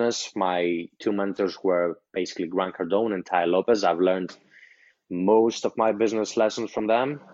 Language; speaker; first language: English; non-native, fluent; Greek